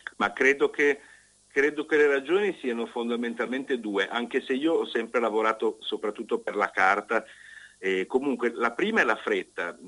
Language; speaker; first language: Italian; native; Italian